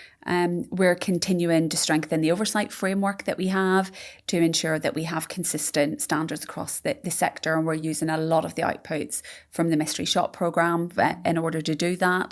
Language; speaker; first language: English; native; English